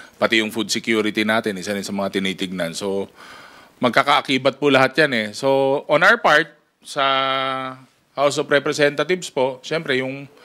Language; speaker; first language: Filipino; native; Filipino